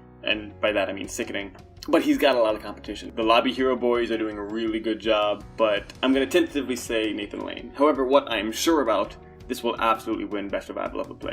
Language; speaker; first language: English; native; English